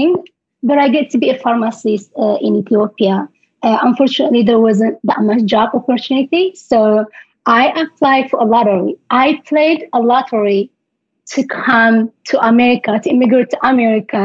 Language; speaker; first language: English; non-native, fluent; Tigrinya